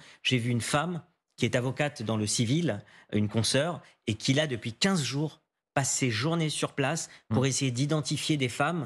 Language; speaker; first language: French; native; French